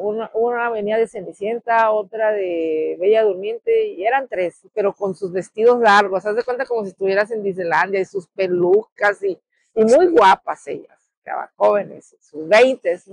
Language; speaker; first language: Spanish; native; Spanish